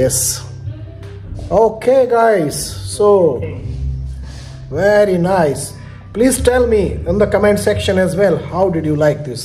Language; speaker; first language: English; non-native, local second language; Hindi